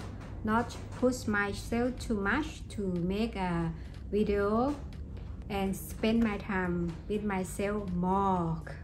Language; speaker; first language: English; non-native, learner; Thai